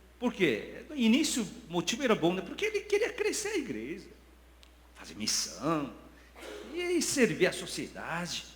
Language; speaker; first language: Portuguese; non-native, fluent; Korean